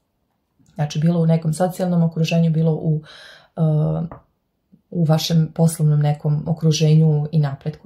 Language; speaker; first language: Serbian; native; Serbian